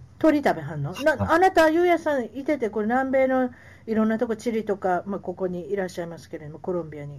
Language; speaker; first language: Japanese; native; Japanese